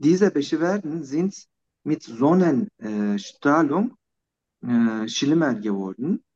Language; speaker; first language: German; non-native, learner; Turkish